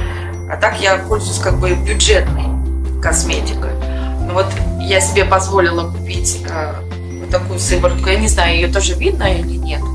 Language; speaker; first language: Russian; native; Russian